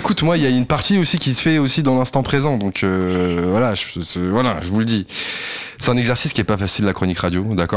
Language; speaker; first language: French; native; French